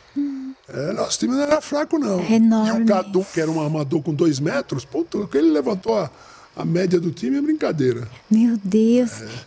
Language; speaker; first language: Portuguese; native; Portuguese